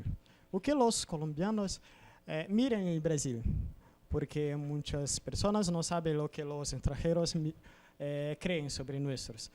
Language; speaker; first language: Spanish; non-native, learner; Portuguese